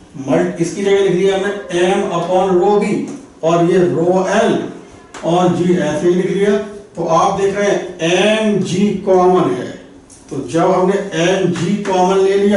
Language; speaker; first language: Hindi; native; Hindi